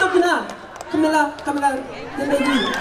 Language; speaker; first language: Vietnamese; non-native, learner; Japanese